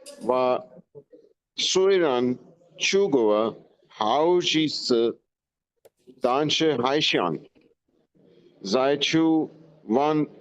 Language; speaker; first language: Chinese; non-native, learner; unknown